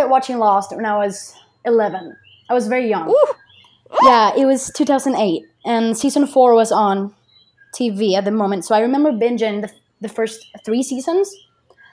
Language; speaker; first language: English; non-native, fluent; Spanish